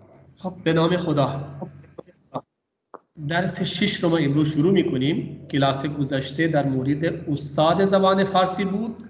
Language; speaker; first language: Persian; non-native, fluent; Urdu